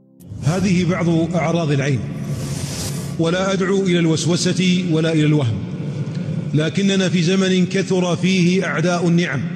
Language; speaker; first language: Arabic; native; Arabic